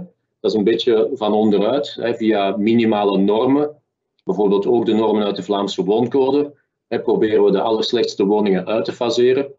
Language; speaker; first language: Dutch; native; Dutch